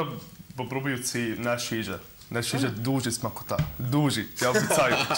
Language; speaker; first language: Ukrainian; non-native, learner; Arabic